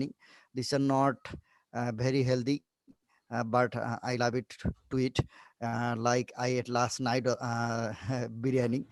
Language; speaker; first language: English; non-native, local second language; Bangla